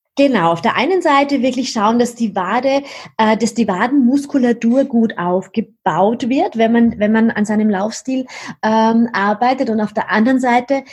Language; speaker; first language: German; native; German